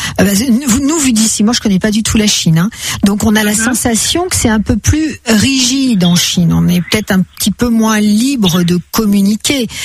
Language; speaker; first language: French; native; French